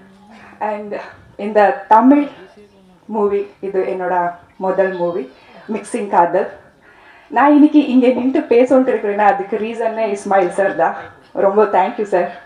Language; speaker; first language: Tamil; non-native, learner; Kannada